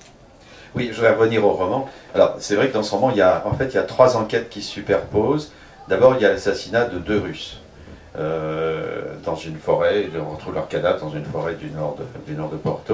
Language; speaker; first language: French; native; French